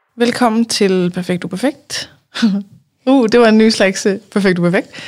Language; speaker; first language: Danish; native; Danish